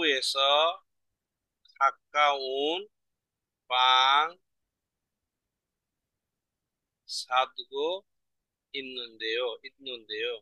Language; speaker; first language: Korean; non-native, fluent; Bangla